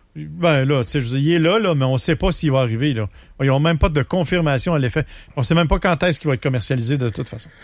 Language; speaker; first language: French; native; French